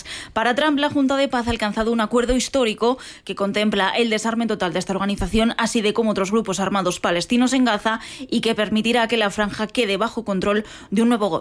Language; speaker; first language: Spanish; native; Spanish